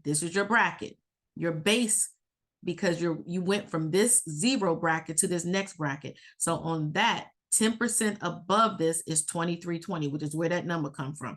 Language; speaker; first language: English; native; English